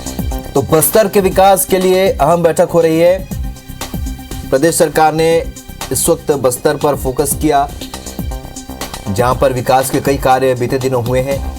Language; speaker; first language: Hindi; native; Hindi